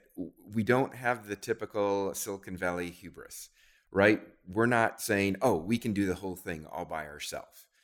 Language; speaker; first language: English; native; English